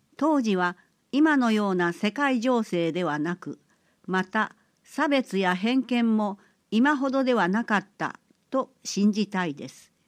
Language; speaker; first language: Japanese; early bilingual, other home language; Persian